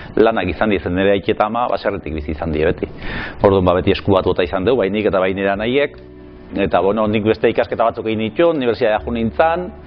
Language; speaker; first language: Basque; native; Basque